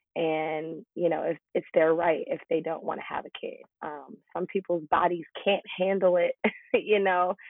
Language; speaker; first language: English; native; English